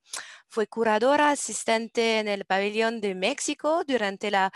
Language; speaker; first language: Spanish; non-native, learner; English